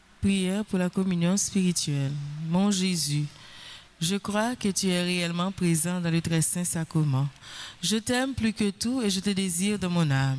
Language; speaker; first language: French; non-native, local second language; Haitian Creole